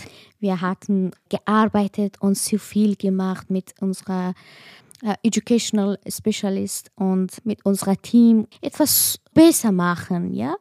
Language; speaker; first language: German; non-native, learner; Persian